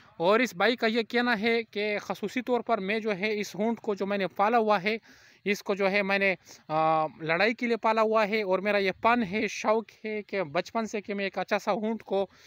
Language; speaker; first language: Urdu; non-native, local second language; Pashto